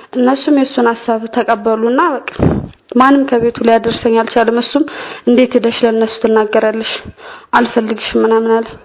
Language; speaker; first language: Amharic; native; Amharic